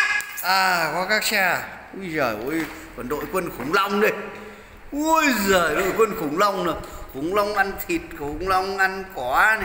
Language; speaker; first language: Vietnamese; native; Vietnamese